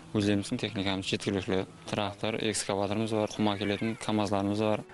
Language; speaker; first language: Uzbek; non-native, local second language; Kara-Kalpak